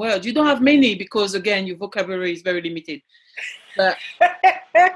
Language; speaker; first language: English; non-native, fluent; French